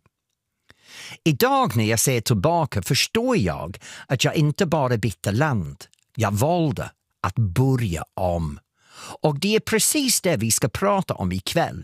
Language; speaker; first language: Swedish; non-native, fluent; English